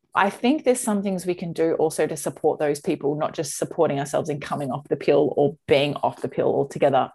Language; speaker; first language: English; native; English